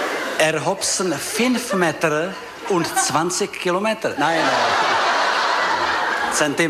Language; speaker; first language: German; non-native, learner; Czech